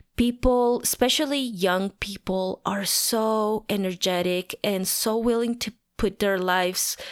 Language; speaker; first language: English; non-native, fluent; Spanish